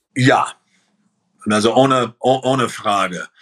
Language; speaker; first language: German; early bilingual, heritage; German